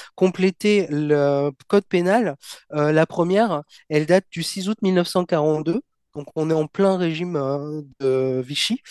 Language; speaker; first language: French; native; French